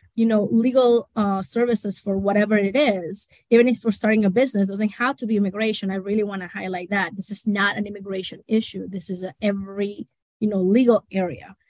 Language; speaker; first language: English; non-native, fluent; Spanish